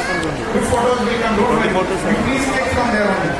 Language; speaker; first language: English; non-native, local second language; Telugu